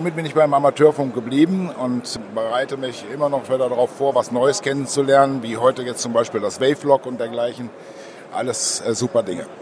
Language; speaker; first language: German; native; German